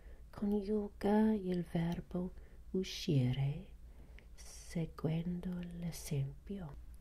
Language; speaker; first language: Italian; non-native, learner; English